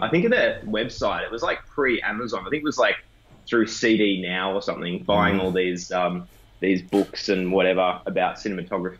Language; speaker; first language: English; native; English